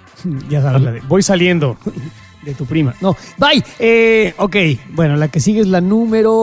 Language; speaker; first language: Spanish; native; Spanish